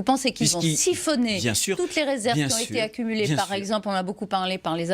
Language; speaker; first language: French; native; French